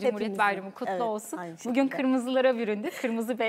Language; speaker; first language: Turkish; native; Turkish